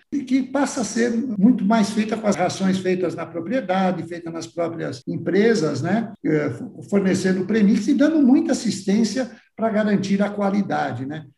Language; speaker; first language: Portuguese; early bilingual, other home language; Italian